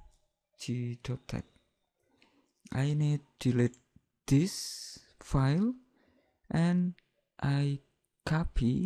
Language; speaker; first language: English; non-native, learner; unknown